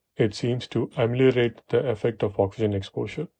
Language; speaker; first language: English; non-native, local second language; Tamil